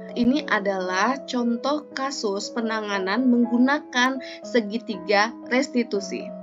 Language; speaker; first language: Indonesian; native; Indonesian